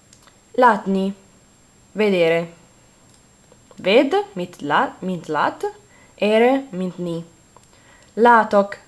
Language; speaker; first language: Hungarian; non-native, learner; Italian